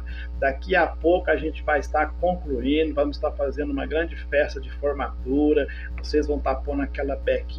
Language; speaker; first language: Portuguese; native; Portuguese